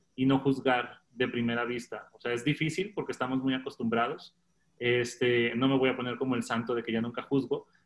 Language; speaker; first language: Spanish; native; Spanish